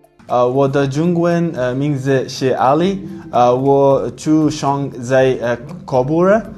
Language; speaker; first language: Chinese; non-native, learner; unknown